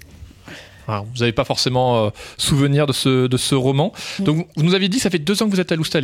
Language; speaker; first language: French; native; French